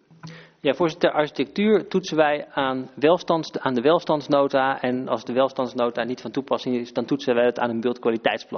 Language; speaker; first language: Dutch; native; Dutch